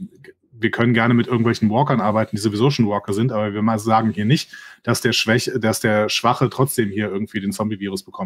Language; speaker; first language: German; native; German